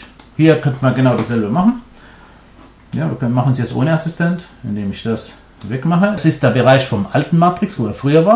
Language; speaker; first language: German; non-native, fluent; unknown